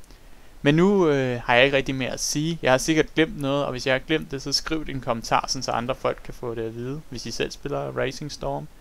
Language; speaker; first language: Danish; native; Danish